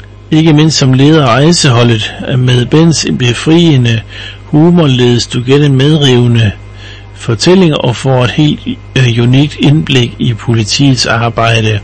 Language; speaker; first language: Danish; native; Danish